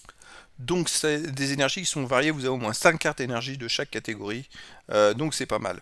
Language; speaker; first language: French; native; French